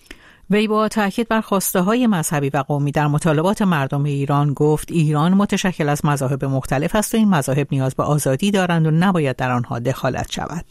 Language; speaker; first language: Persian; native; Persian